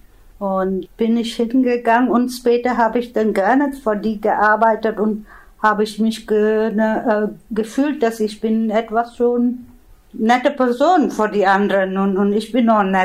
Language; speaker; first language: German; non-native, fluent; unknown